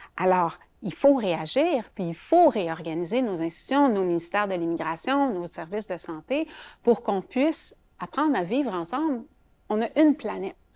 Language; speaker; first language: French; native; French